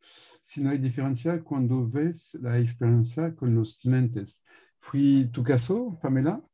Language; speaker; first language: Spanish; non-native, learner; French